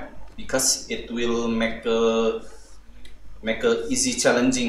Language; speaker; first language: English; non-native, learner; Indonesian